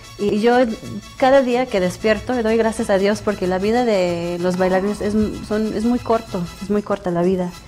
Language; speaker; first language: Spanish; early bilingual, heritage; Spanish